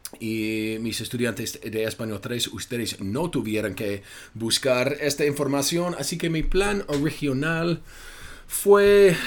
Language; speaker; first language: Spanish; non-native, fluent; English